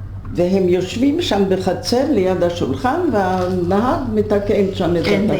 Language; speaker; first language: Hebrew; non-native, fluent; Polish